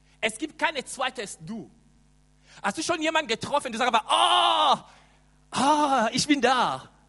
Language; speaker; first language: German; non-native, fluent; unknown